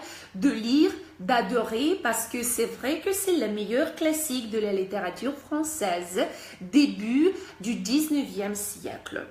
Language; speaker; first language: French; non-native, fluent; Russian